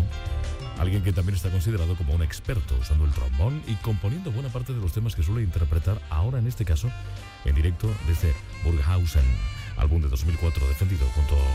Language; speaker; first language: Spanish; native; Spanish